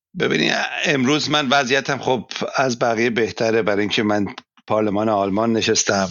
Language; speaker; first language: Persian; native; Persian